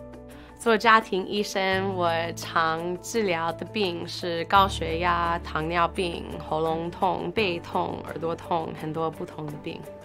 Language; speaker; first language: Chinese; early bilingual, heritage; English